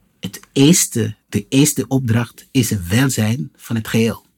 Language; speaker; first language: Dutch; non-native, fluent; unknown